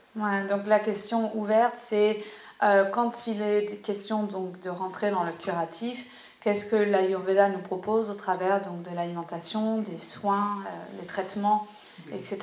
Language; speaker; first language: French; native; French